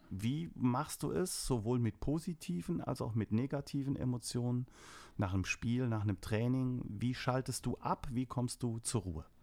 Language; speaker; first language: German; native; German